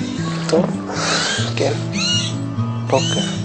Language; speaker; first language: Hebrew; non-native, local second language; Arabic